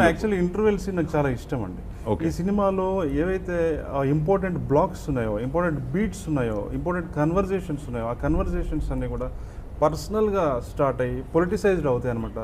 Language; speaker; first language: Telugu; native; Telugu